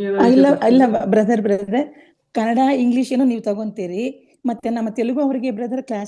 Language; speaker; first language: Kannada; non-native, local second language; Telugu